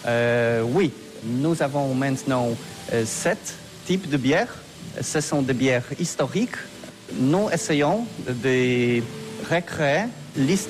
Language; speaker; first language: French; non-native, learner; Polish